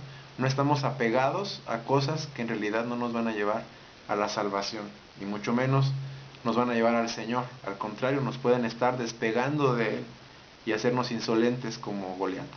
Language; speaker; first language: Spanish; native; Spanish